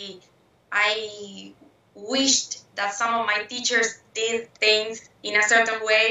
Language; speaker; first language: English; non-native, fluent; Spanish